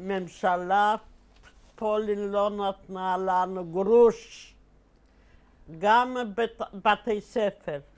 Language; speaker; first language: Hebrew; non-native, fluent; Polish